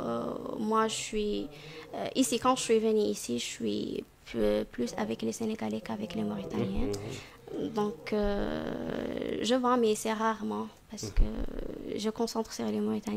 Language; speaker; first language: French; non-native, fluent; Arabic